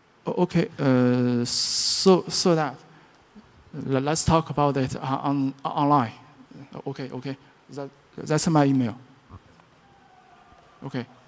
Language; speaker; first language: English; non-native, learner; Chinese